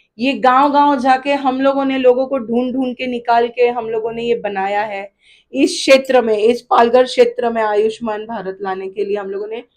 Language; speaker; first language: Hindi; non-native, local second language; Gujarati